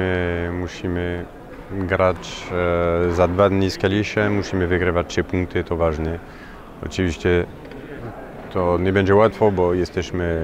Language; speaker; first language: Polish; non-native, fluent; French